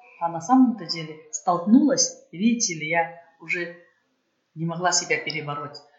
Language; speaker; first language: Russian; native; Russian